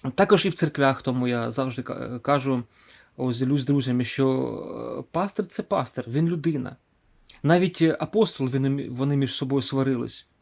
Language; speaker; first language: Ukrainian; non-native, local second language; Russian